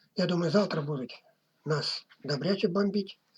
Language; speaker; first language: Russian; non-native, local second language; Ukrainian